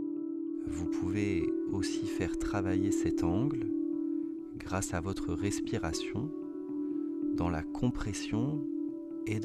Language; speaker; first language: French; native; French